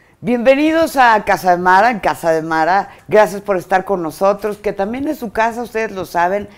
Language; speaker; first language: Spanish; native; Spanish